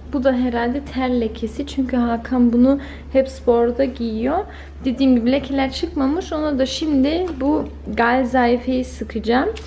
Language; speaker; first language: Turkish; early bilingual, heritage; Turkish